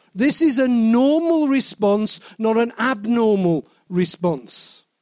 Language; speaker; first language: English; native; English